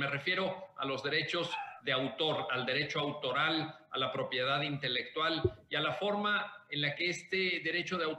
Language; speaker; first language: Spanish; native; Spanish